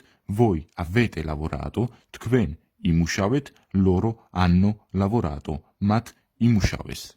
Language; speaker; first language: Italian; non-native, fluent; Georgian